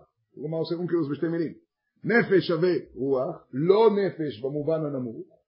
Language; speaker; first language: Hebrew; native; Hebrew